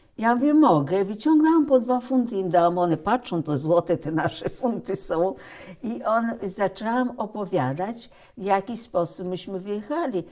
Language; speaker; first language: Polish; early bilingual, heritage; Polish